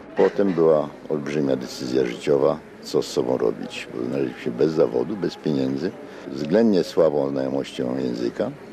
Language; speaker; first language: Polish; native; Polish